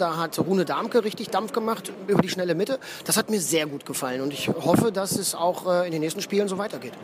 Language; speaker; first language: German; native; German